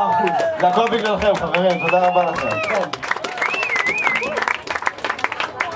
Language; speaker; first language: Hebrew; native; Hebrew